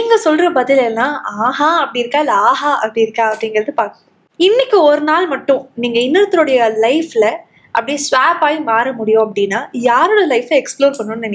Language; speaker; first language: Tamil; native; Tamil